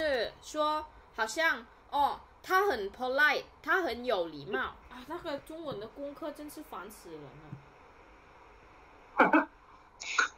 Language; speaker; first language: Chinese; non-native, learner; Indonesian